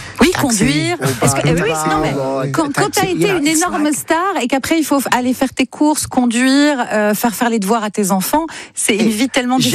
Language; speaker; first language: French; native; French